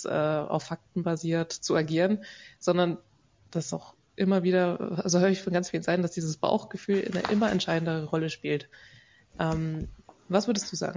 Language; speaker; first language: German; native; German